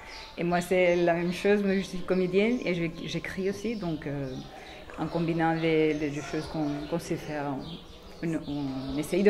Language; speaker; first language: French; non-native, fluent; Spanish